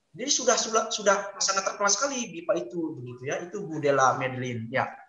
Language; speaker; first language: Indonesian; native; Indonesian